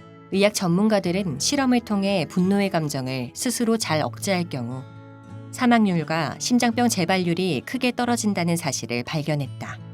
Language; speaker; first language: Korean; native; Korean